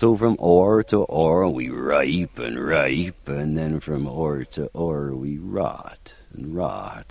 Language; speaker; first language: English; native; English